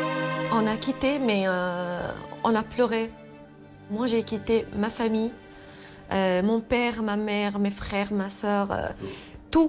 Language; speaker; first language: French; non-native, fluent; Assyrian Neo-Aramaic